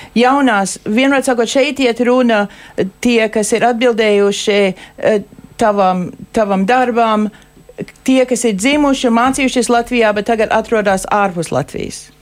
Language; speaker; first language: Latvian; early bilingual, heritage; Latvian